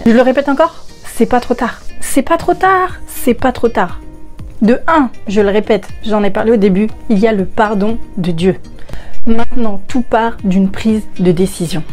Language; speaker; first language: French; native; French